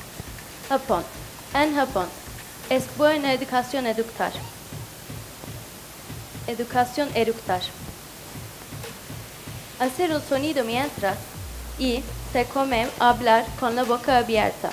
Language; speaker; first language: Spanish; non-native, learner; Turkish